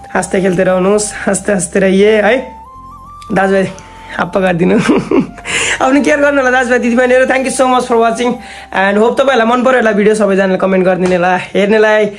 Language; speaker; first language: Nepali; native; Nepali